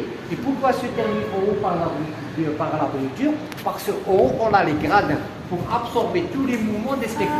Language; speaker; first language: French; non-native, local second language; Arabic